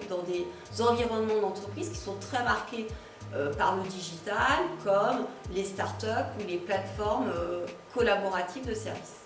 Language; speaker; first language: French; native; French